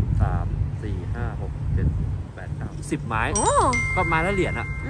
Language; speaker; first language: Thai; native; Thai